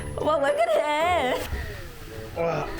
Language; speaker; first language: Korean; non-native, learner; Vietnamese